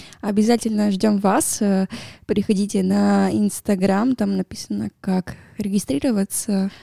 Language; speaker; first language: Russian; non-native, fluent; Spanish